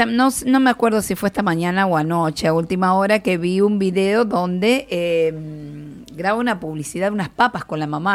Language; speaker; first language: Spanish; native; Spanish